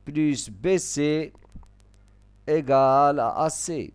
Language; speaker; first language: French; non-native, local second language; Arabic